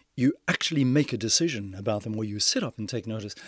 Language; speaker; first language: English; native; English